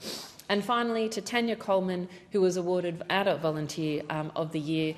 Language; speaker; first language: English; native; English